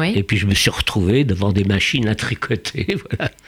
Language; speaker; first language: French; early bilingual, other home language; Yiddish